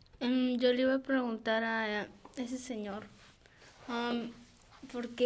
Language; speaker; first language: Spanish; early bilingual, heritage; Spanish